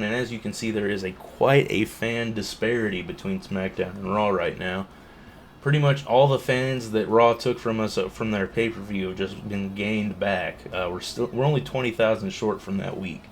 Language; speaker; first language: English; native; English